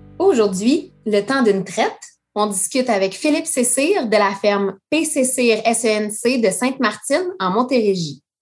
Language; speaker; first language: French; native; French